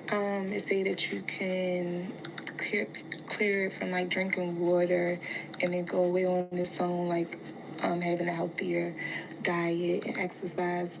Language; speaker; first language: English; native; English